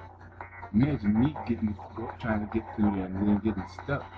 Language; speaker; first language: English; native; English